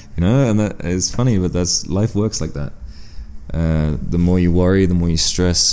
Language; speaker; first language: English; early bilingual, other home language; French